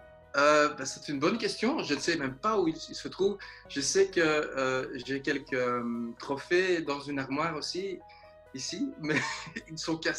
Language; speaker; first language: French; native; French